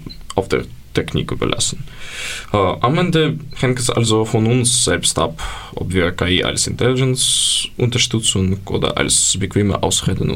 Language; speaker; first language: German; non-native, learner; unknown